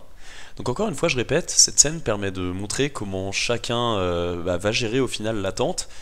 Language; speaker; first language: French; native; French